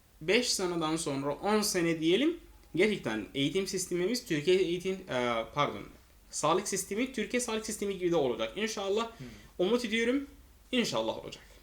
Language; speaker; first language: Turkish; non-native, fluent; Arabic